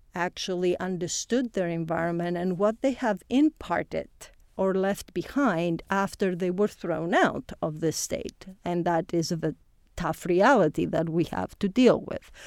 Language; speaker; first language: English; non-native, fluent; Greek